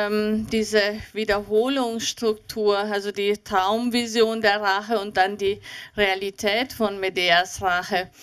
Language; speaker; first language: German; native; German